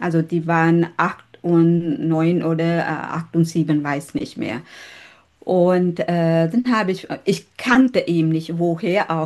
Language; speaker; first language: German; non-native, learner; Sinhala